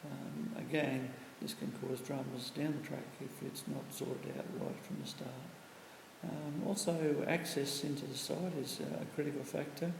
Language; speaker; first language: English; native; English